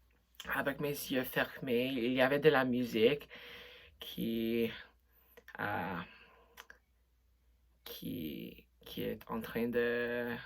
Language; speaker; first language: French; non-native, local second language; English